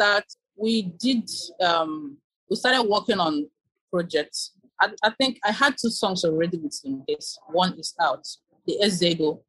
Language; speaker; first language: English; non-native, local second language; Igbo